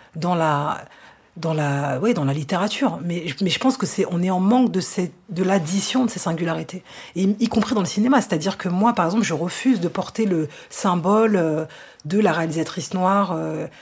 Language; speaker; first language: French; native; French